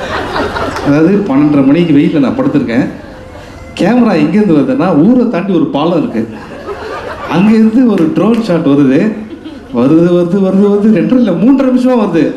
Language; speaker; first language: Tamil; native; Tamil